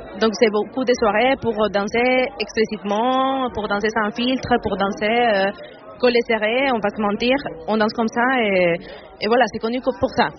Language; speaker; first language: French; non-native, fluent; Spanish